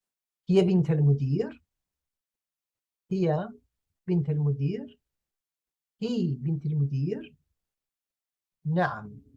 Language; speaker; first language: Arabic; non-native, fluent; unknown